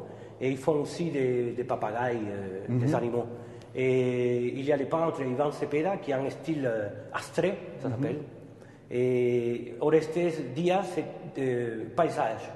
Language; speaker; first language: French; non-native, fluent; Spanish